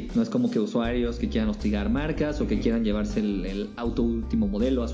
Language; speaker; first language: Spanish; native; Spanish